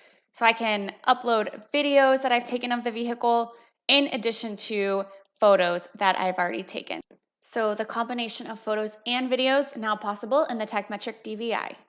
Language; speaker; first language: English; native; English